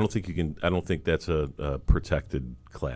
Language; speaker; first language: English; native; English